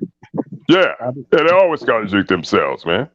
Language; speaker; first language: English; native; English